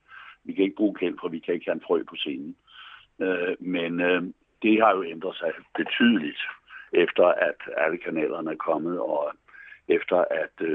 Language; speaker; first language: Danish; native; Danish